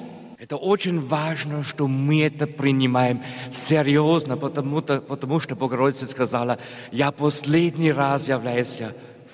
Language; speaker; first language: Russian; non-native, learner; German